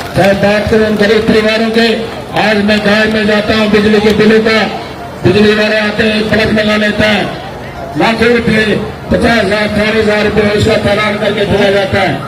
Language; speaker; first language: Hindi; native; Hindi